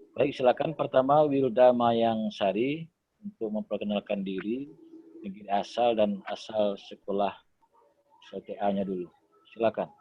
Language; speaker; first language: Indonesian; non-native, local second language; Minangkabau